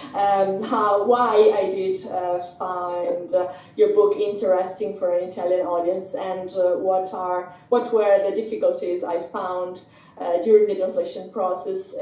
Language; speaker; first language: English; non-native, fluent; Italian